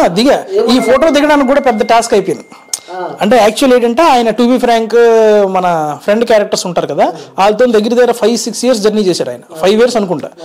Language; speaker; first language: Telugu; native; Telugu